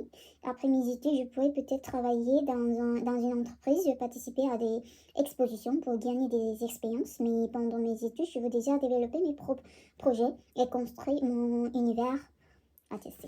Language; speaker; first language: French; non-native, learner; Korean